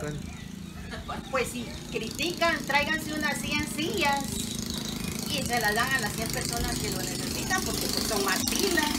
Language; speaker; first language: Spanish; native; Spanish